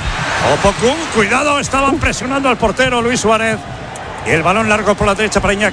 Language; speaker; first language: Spanish; native; Spanish